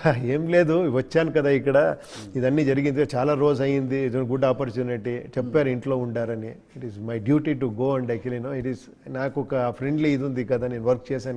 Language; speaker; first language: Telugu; non-native, learner; Kannada